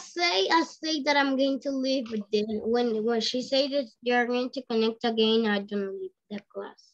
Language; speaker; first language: English; non-native, learner; Spanish